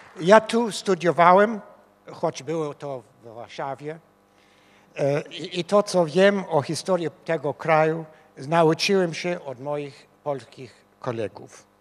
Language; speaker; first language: Polish; non-native, fluent; English